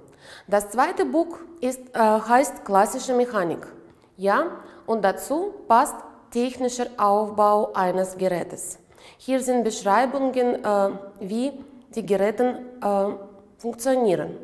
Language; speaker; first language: German; non-native, fluent; Uzbek